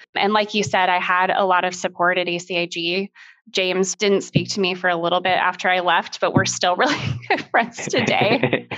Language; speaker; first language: English; native; English